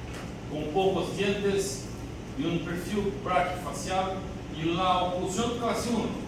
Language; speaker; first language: Spanish; non-native, learner; Portuguese